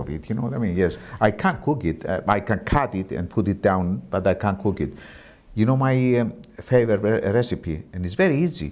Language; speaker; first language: English; non-native, fluent; Greek